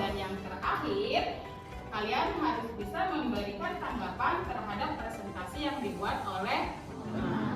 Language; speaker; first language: Indonesian; native; Indonesian